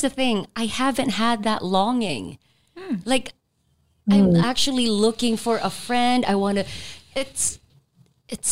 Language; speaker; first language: English; non-native, local second language; Filipino